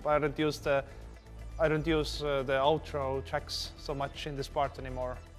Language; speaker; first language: English; non-native, fluent; Estonian